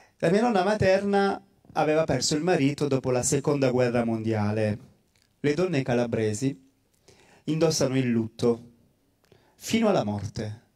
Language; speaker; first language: Italian; native; Italian